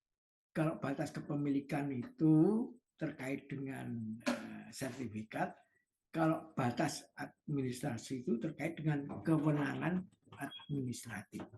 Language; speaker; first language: Indonesian; native; Indonesian